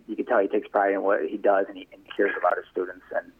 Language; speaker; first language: English; native; English